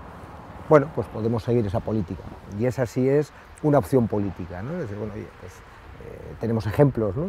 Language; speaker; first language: Spanish; native; Spanish